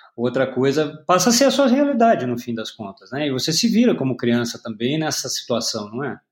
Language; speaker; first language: Portuguese; native; Portuguese